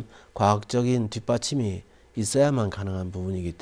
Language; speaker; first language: Korean; native; Korean